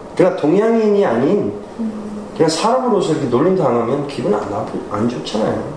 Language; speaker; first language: Korean; early bilingual, heritage; Korean